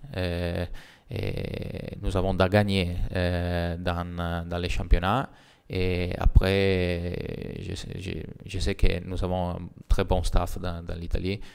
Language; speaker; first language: French; non-native, learner; Italian